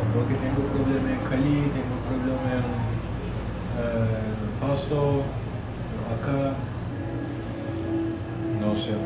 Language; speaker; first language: Spanish; non-native, learner; Turkish